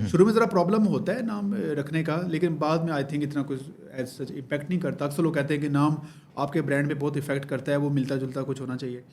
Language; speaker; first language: Urdu; non-native, local second language; Baluchi